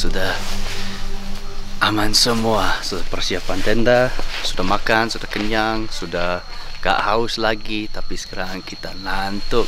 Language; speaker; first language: Indonesian; non-native, fluent; English